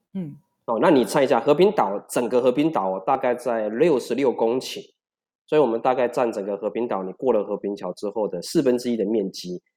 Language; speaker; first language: Chinese; native; Chinese